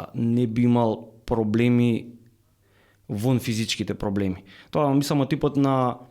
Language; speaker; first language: Macedonian; native; Macedonian